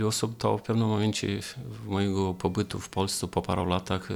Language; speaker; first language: Polish; non-native, fluent; Romanian